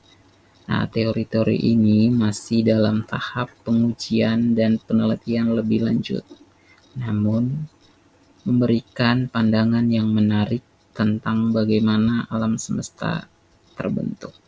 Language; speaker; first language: Indonesian; native; Indonesian